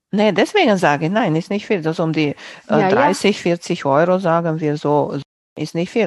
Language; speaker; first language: German; non-native, fluent; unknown